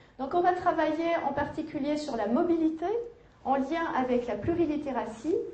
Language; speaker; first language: French; native; French